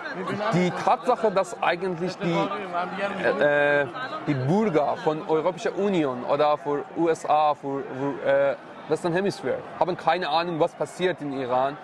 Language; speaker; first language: German; non-native, learner; Persian